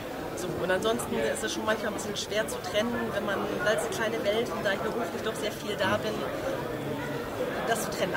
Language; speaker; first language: German; native; German